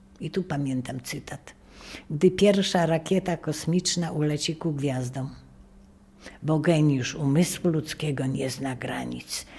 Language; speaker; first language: Polish; native; Polish